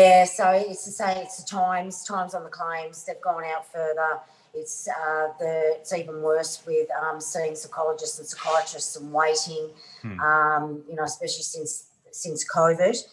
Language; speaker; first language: English; native; English